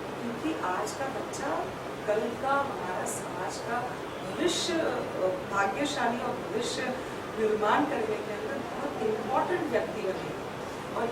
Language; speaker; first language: Hindi; native; Hindi